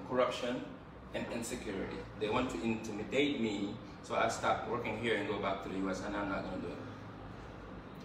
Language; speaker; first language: English; non-native, fluent; Wolof